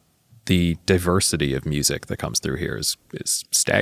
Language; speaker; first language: English; native; English